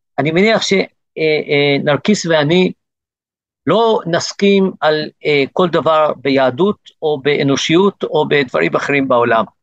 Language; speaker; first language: Hebrew; early bilingual, other home language; English